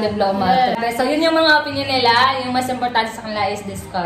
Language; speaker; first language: Filipino; non-native, local second language; Cebuano